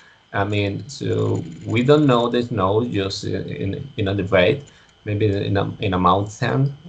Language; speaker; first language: English; non-native, learner; Spanish